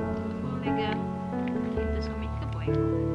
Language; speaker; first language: Swedish; non-native, learner; Indonesian